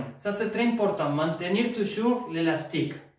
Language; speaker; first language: French; non-native, fluent; Spanish